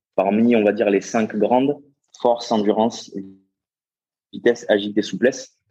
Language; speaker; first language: French; native; French